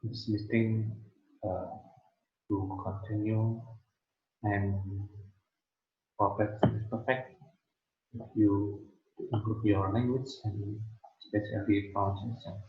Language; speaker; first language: English; non-native, learner; Indonesian